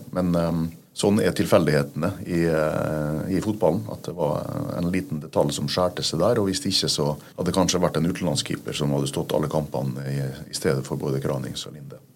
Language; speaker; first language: Norwegian; native; Norwegian